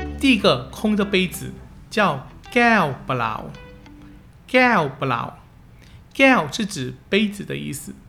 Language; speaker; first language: Chinese; early bilingual, heritage; Chinese